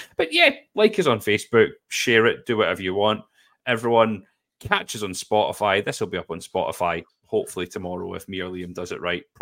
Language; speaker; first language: English; native; English